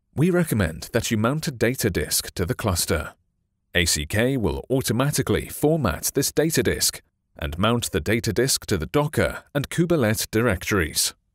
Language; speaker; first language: English; non-native, fluent; Chinese